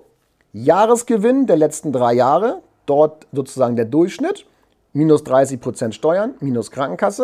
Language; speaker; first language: German; native; German